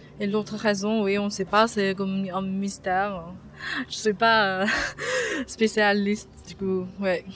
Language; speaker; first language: French; non-native, fluent; Chinese